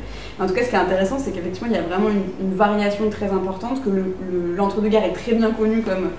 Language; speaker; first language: French; native; French